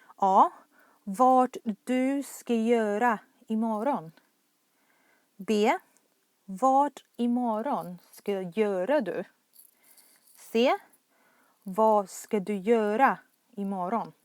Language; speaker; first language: Swedish; non-native, fluent; Thai